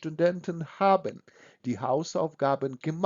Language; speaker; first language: German; non-native, fluent; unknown